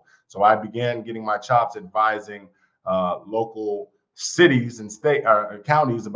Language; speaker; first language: English; native; English